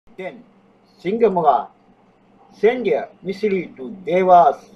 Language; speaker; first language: English; non-native, local second language; Tamil